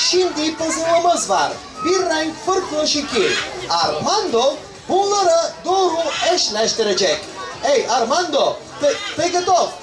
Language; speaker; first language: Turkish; non-native, learner; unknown